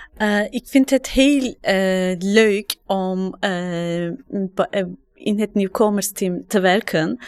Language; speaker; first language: Dutch; non-native, learner; Turkish